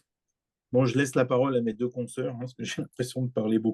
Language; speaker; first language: French; native; French